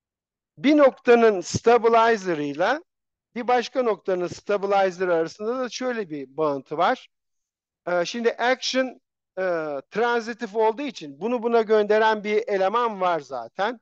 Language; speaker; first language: Turkish; native; Turkish